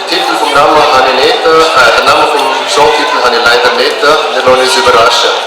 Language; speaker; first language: German; non-native, fluent; Tibetan